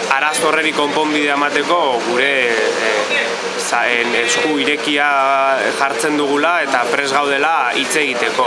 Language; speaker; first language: Basque; native; Basque